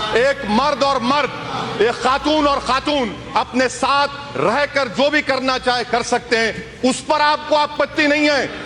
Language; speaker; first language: Urdu; native; Urdu